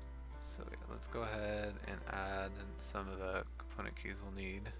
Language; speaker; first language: English; native; English